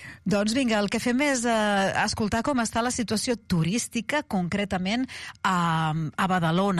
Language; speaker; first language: Catalan; native; Catalan